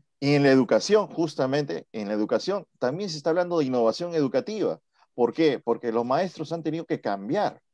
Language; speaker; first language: Spanish; native; Spanish